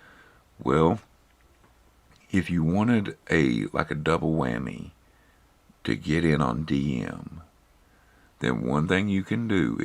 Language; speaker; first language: English; native; English